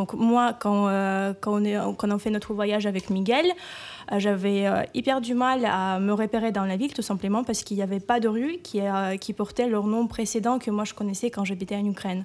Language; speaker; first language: French; non-native, fluent; Ukrainian